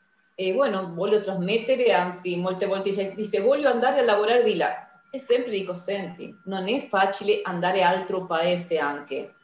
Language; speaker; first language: Italian; non-native, fluent; Spanish